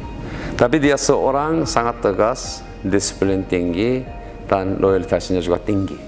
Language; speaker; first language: Indonesian; non-native, learner; Korean